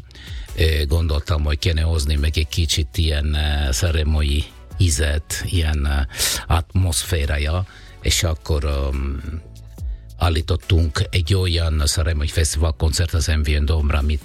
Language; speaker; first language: Hungarian; non-native, fluent; Italian